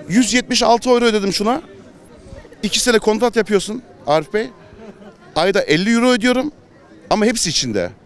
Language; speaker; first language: Turkish; early bilingual, heritage; Turkish